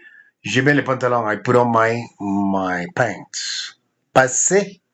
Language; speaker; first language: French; non-native, fluent; Spanish